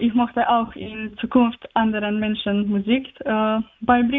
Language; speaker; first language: German; non-native, learner; Slovenian